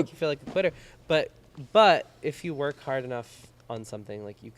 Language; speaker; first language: English; native; English